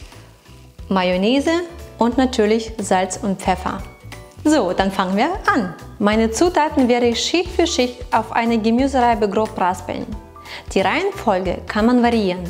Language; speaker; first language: German; non-native, fluent; Russian